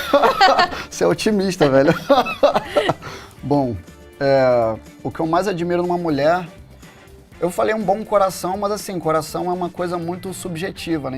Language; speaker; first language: Portuguese; native; Portuguese